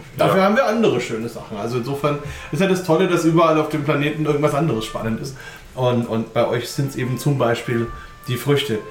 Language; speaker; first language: German; native; German